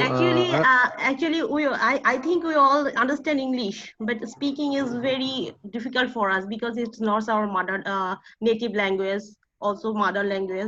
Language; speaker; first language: English; non-native, learner; Bangla